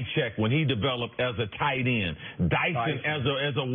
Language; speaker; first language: English; native; English